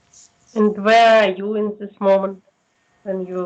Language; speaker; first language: English; non-native, learner; Russian